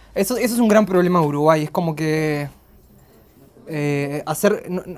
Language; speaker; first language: Spanish; native; Spanish